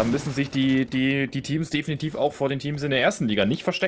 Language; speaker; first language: German; native; German